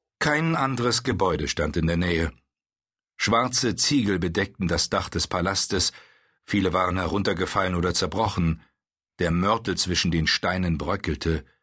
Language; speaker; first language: German; native; German